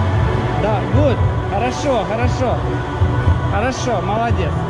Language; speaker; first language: Russian; native; Russian